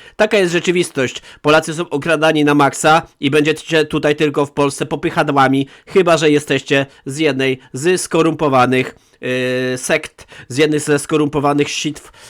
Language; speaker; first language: Polish; native; Polish